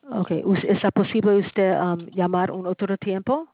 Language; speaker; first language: Spanish; non-native, learner; English